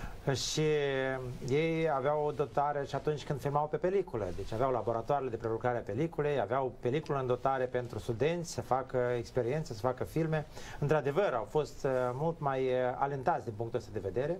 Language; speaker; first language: Romanian; native; Romanian